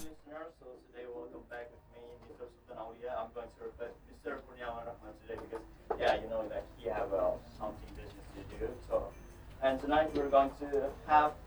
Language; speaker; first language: English; non-native, fluent; Indonesian